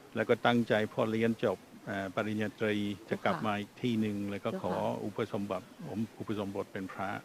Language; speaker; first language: Thai; non-native, fluent; English